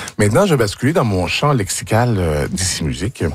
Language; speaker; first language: French; native; French